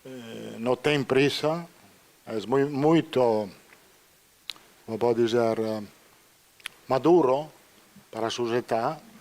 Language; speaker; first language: Portuguese; non-native, fluent; Italian